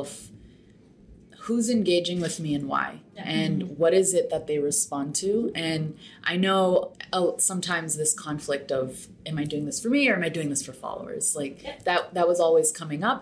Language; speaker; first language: English; native; English